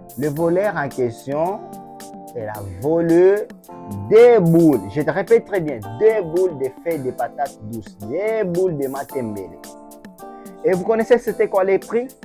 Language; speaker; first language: French; non-native, local second language; Swahili